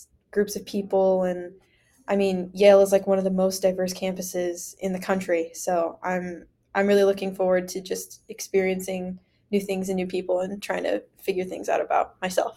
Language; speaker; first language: English; native; English